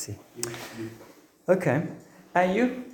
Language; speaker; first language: English; non-native, fluent; Turkish